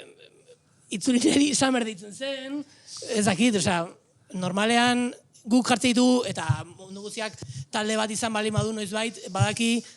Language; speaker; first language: Basque; non-native, local second language; Spanish